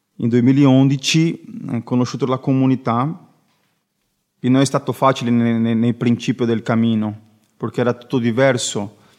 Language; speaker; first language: Italian; non-native, learner; Portuguese